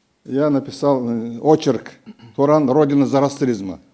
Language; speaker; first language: Russian; non-native, local second language; Kazakh